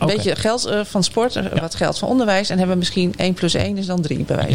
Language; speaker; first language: Dutch; native; Dutch